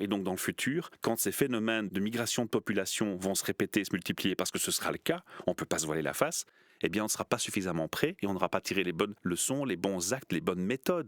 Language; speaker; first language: French; native; French